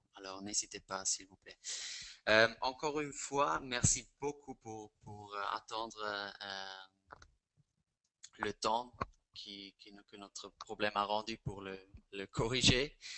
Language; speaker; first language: French; non-native, fluent; Spanish